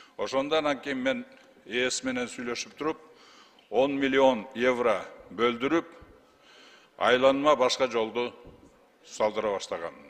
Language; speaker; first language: Kyrgyz; native; Kyrgyz